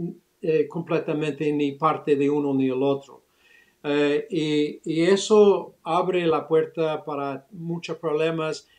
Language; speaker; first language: Spanish; early bilingual, other home language; English